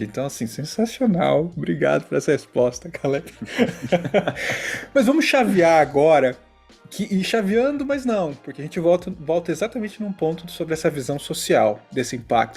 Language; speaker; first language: Portuguese; native; Portuguese